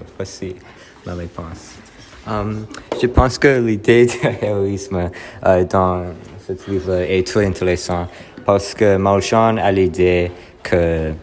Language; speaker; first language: French; non-native, learner; English